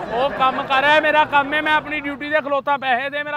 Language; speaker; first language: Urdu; non-native, local second language; Punjabi